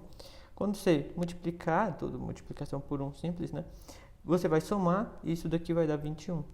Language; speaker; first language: Portuguese; native; Portuguese